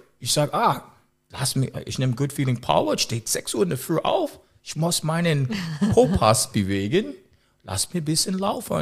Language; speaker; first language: German; non-native, learner; English